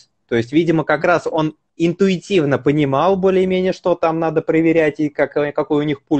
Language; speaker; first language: Russian; native; Russian